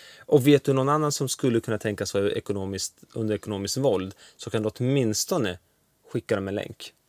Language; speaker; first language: Swedish; early bilingual, other home language; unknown